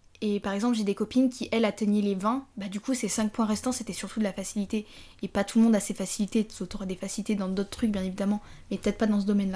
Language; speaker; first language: French; native; French